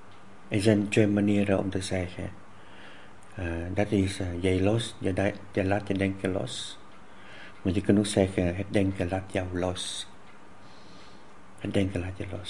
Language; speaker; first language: Dutch; non-native, fluent; Vietnamese